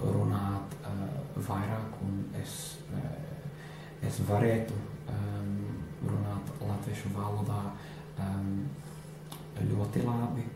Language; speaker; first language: Latvian; non-native, learner; English